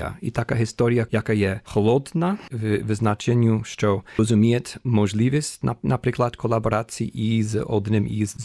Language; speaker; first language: Ukrainian; non-native, fluent; English